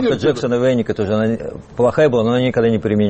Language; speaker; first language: Russian; native; Russian